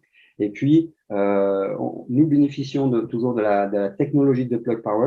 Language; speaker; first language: French; native; French